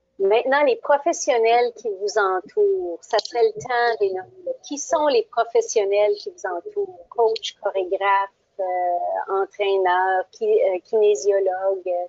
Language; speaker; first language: French; native; French